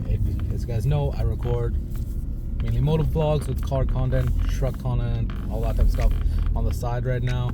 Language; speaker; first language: English; native; English